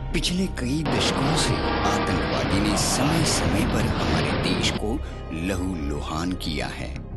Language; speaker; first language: Hindi; non-native, local second language; Marathi